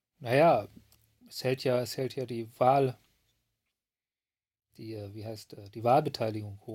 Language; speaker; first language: German; native; German